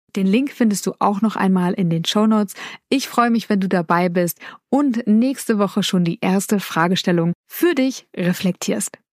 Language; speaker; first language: German; native; German